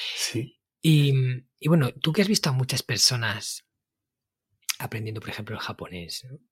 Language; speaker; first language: Spanish; native; Spanish